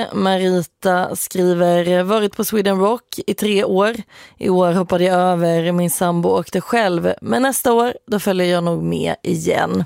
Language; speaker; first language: Swedish; native; Swedish